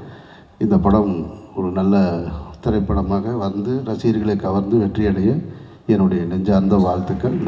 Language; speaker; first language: Tamil; native; Tamil